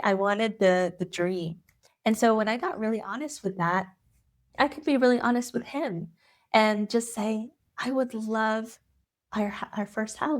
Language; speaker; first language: English; native; English